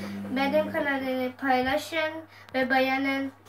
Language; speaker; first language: Turkish; non-native, learner; Urdu